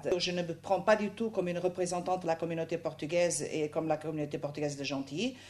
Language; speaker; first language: French; non-native, fluent; Portuguese